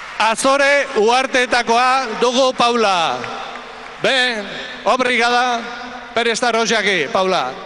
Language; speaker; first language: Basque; native; Basque